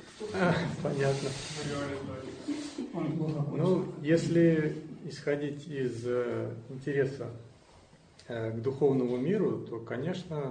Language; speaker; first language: Russian; native; Russian